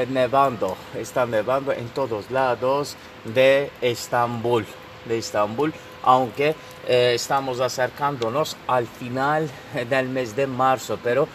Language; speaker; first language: Spanish; non-native, fluent; Turkish